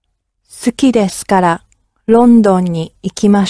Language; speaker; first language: Japanese; non-native, learner; English